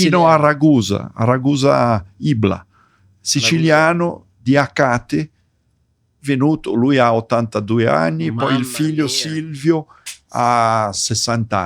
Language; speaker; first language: Italian; early bilingual, heritage; Portuguese